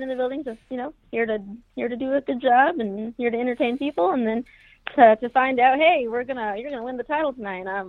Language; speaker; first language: English; native; English